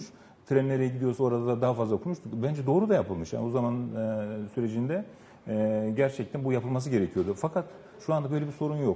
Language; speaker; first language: Turkish; native; Turkish